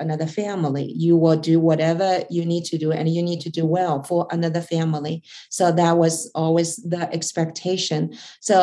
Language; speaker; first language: English; non-native, fluent; Chinese